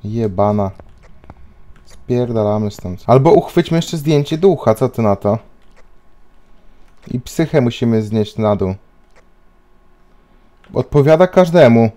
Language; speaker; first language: Polish; native; Polish